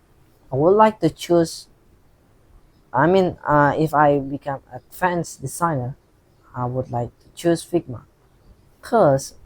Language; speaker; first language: English; non-native, learner; Indonesian